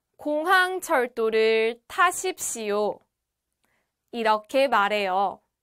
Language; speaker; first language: Korean; native; Korean